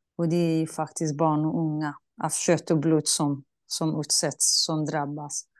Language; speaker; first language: Swedish; non-native, fluent; Central Kurdish